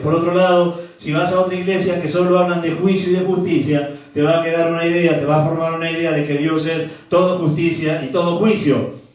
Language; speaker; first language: Spanish; native; Spanish